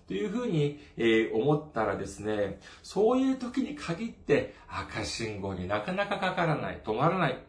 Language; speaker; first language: Japanese; non-native, fluent; Korean